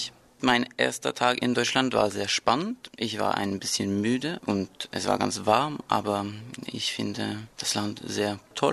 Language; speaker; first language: German; non-native, learner; Norwegian